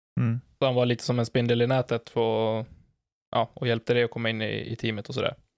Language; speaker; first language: Swedish; native; Swedish